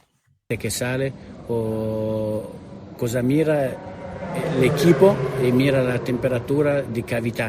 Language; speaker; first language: Spanish; non-native, learner; Italian